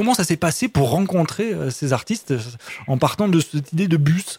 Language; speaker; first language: French; native; French